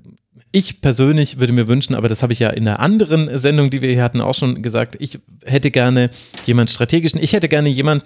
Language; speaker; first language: German; native; German